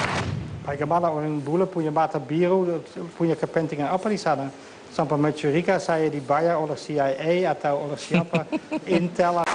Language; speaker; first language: Indonesian; non-native, fluent; Dutch